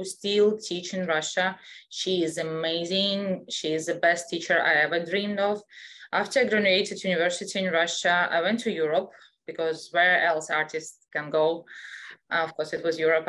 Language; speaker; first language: English; non-native, fluent; Russian